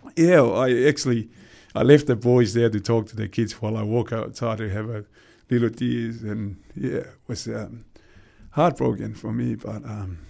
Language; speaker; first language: English; non-native, fluent; Tongan